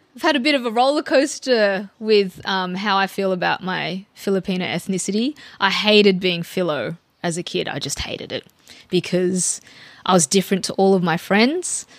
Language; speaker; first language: English; early bilingual, other home language; Filipino